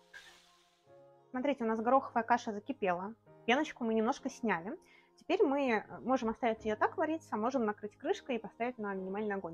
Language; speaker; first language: Russian; native; Russian